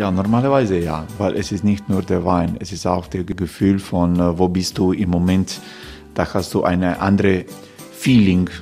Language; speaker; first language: German; non-native, fluent; Croatian